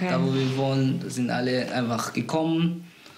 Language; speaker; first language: German; non-native, learner; Somali